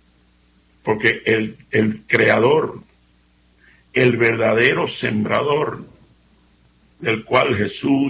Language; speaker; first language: Spanish; native; Spanish